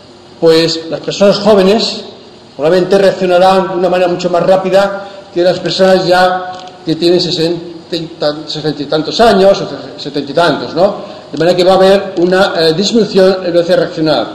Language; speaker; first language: Spanish; native; Spanish